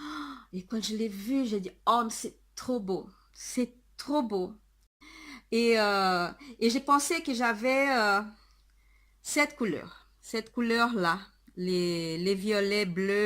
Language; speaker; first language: French; non-native, fluent; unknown